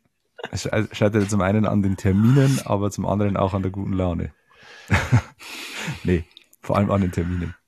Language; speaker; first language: German; native; German